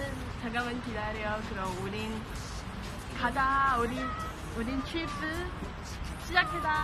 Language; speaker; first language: Korean; non-native, learner; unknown